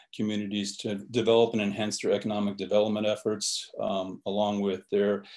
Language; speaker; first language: English; native; English